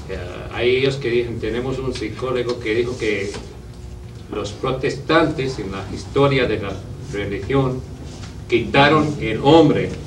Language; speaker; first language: Spanish; non-native, learner; English